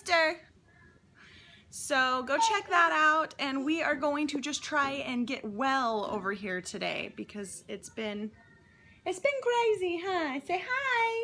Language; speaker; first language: English; native; English